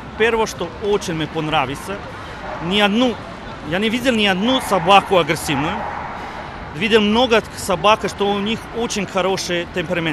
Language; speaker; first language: Russian; non-native, learner; Serbian